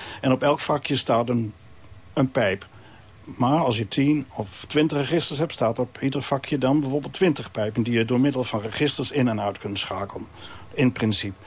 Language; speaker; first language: Dutch; native; Dutch